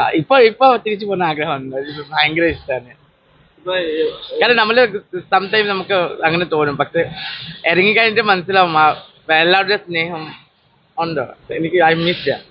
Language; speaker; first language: Malayalam; non-native, local second language; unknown